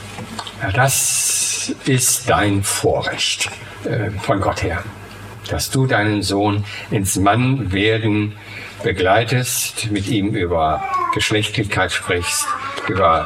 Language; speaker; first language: German; native; German